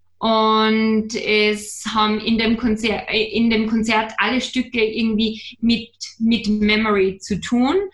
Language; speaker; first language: German; native; German